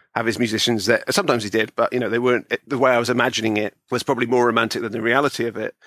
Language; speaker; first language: English; native; English